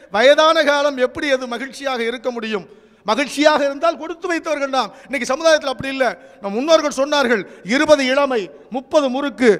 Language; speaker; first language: Tamil; native; Tamil